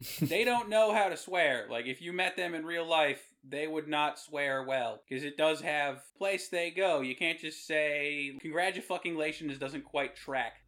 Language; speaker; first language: English; native; English